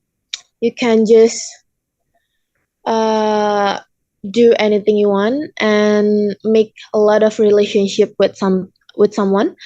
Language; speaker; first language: English; non-native, learner; Indonesian